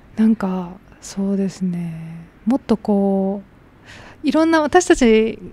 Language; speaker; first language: Japanese; native; Japanese